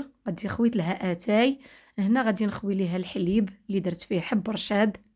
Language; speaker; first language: Arabic; native; Arabic